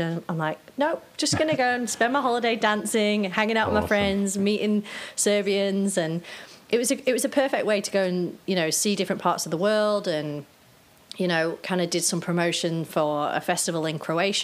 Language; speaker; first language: English; native; English